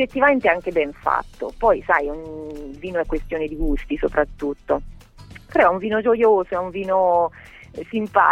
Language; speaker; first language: Italian; native; Italian